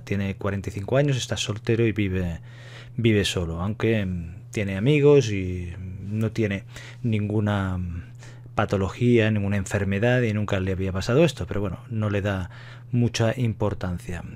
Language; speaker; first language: Spanish; native; Spanish